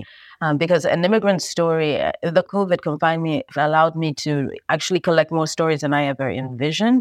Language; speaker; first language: English; native; English